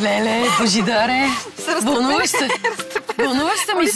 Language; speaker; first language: Bulgarian; native; Bulgarian